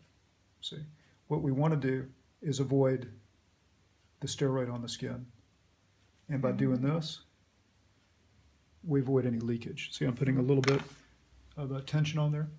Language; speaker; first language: English; native; English